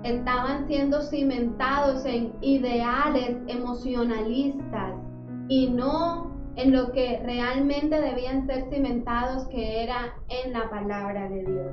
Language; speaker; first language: Spanish; native; Spanish